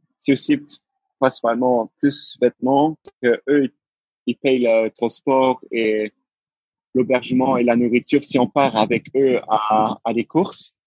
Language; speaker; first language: French; non-native, local second language; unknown